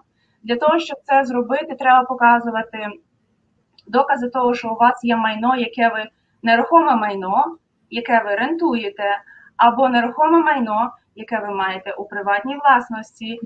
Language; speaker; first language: Ukrainian; native; Ukrainian